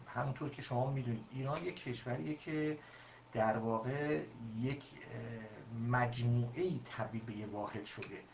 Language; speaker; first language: Persian; non-native, local second language; Azerbaijani